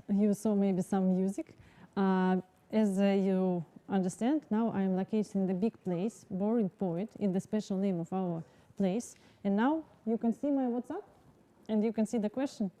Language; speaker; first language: English; non-native, learner; Russian